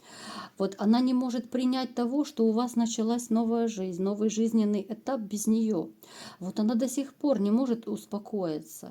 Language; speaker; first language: Russian; native; Russian